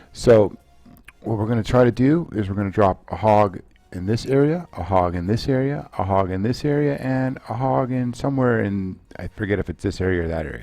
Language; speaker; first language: English; native; English